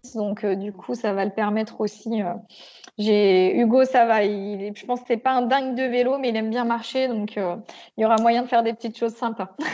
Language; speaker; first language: French; native; French